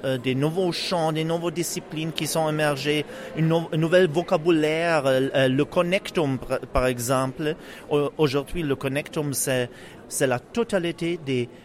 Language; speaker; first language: French; non-native, fluent; Czech